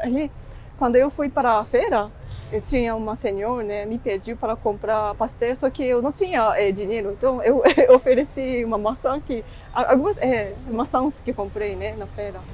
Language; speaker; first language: Portuguese; non-native, fluent; Japanese